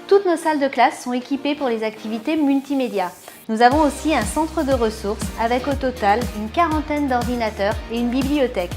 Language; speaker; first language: French; native; French